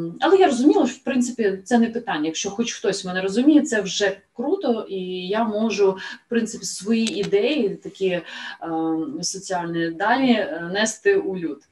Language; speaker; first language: Ukrainian; native; Ukrainian